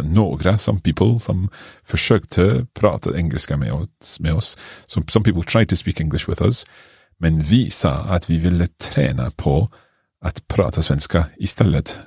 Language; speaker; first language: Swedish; non-native, learner; English